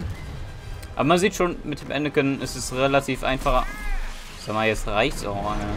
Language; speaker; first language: German; native; German